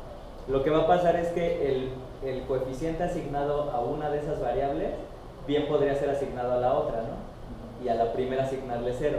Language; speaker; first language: Spanish; native; Spanish